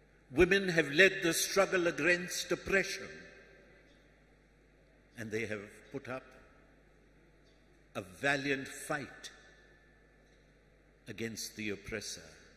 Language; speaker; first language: English; non-native, local second language; Urdu